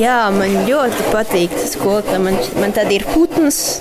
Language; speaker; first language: Latvian; non-native, learner; English